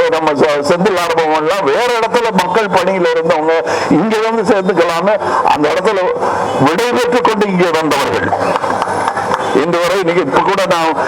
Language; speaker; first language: Tamil; native; Tamil